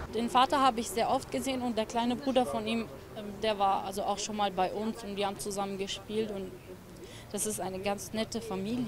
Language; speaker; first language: German; native; German